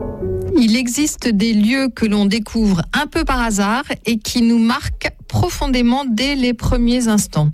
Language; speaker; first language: French; native; French